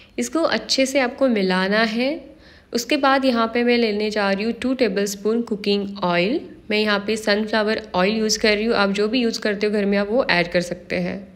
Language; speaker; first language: Hindi; non-native, local second language; Marathi